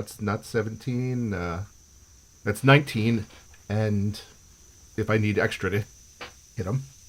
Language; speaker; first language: English; native; English